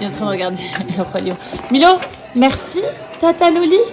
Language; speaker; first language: French; native; French